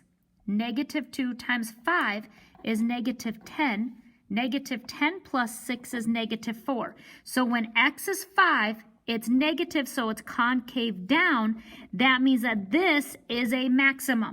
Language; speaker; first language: English; native; English